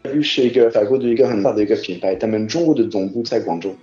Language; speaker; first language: Chinese; non-native, fluent; French